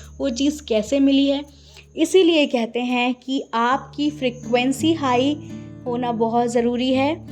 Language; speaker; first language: Hindi; native; Hindi